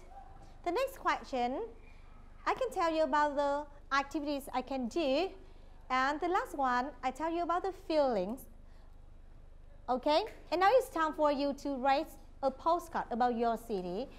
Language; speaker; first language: English; non-native, fluent; Vietnamese